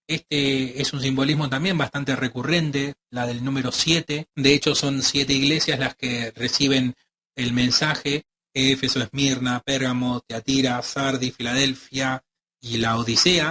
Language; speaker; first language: Spanish; native; Spanish